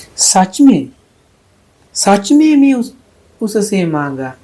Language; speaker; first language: Hindi; non-native, fluent; Sinhala